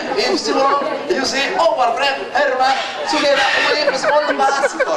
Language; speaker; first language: English; non-native, learner; Spanish